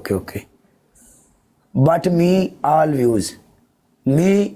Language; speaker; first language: English; non-native, learner; Punjabi